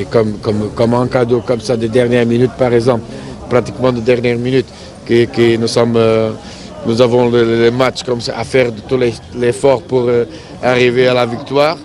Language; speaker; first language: French; non-native, fluent; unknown